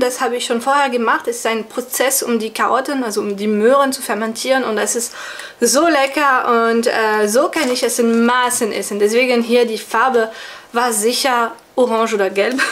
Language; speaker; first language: German; non-native, fluent; French